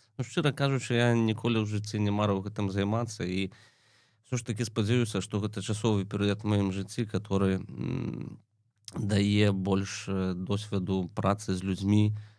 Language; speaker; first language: Belarusian; native; Belarusian